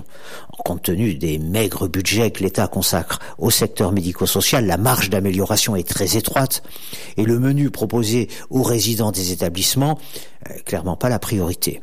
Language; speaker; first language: French; native; French